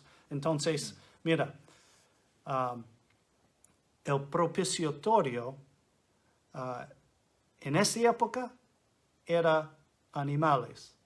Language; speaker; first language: Spanish; non-native, fluent; English